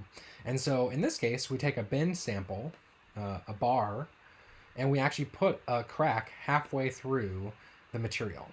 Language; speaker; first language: English; native; English